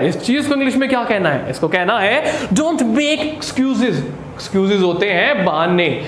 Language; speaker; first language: Hindi; native; Hindi